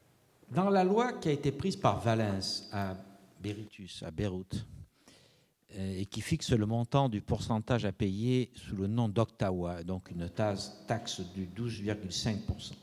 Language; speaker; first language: French; native; French